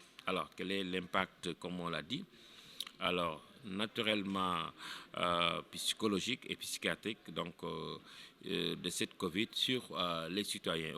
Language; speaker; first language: French; non-native, local second language; Wolof